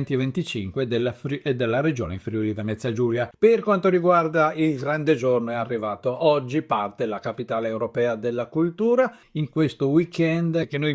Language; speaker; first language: Italian; native; Italian